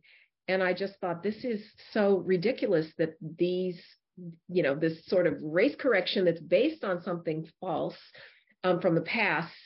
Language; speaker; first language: English; native; English